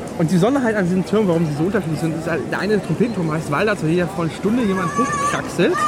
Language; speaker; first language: German; early bilingual, other home language; Polish